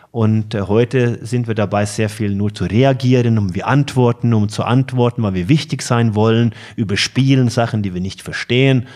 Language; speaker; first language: German; non-native, fluent; Norwegian